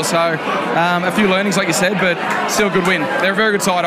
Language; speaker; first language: English; native; English